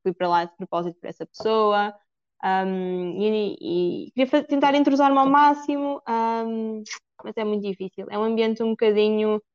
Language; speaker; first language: Portuguese; native; Portuguese